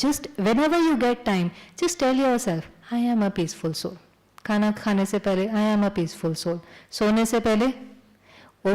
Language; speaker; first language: Hindi; native; Hindi